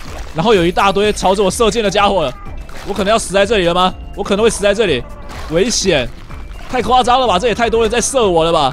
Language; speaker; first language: Chinese; native; Chinese